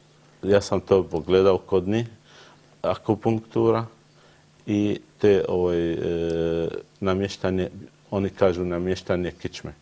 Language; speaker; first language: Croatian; non-native, learner; Arabic